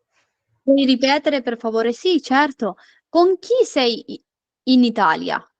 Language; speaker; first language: Italian; non-native, fluent; Urdu